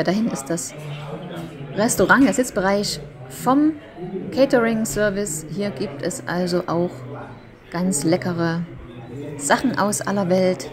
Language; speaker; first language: German; native; German